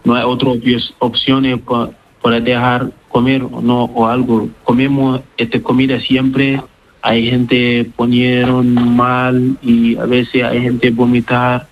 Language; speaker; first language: Spanish; non-native, learner; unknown